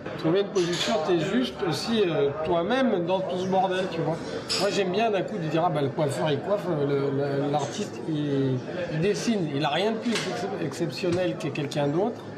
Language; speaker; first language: French; native; French